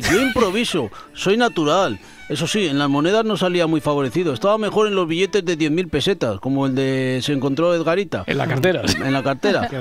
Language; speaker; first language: Spanish; native; Spanish